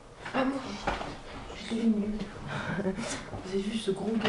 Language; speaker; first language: French; native; French